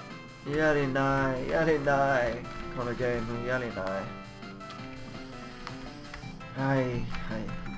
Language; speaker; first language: Japanese; non-native, learner; English